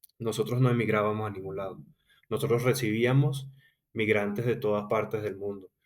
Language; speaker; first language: Spanish; native; Spanish